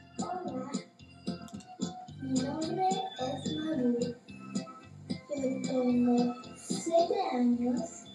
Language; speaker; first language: Spanish; non-native, learner; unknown